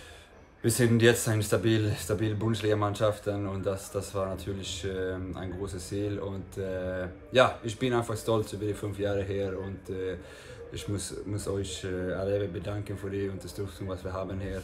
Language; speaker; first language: German; non-native, fluent; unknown